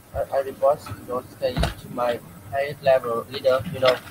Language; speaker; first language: English; non-native, learner; Vietnamese